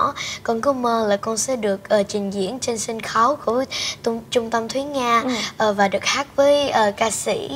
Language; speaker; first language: Vietnamese; early bilingual, heritage; Vietnamese